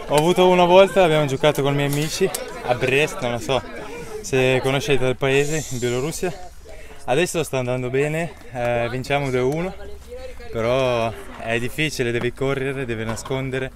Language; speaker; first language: Italian; non-native, fluent; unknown